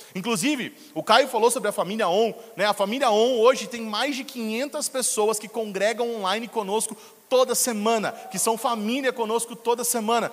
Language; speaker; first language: Portuguese; native; Portuguese